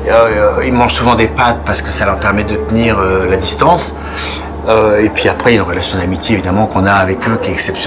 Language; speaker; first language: French; native; French